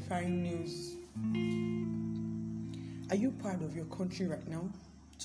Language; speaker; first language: English; non-native, local second language; Yoruba